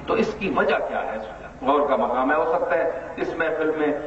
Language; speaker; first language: Urdu; non-native, local second language; Punjabi